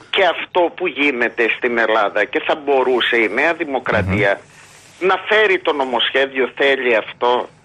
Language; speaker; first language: Greek; native; Greek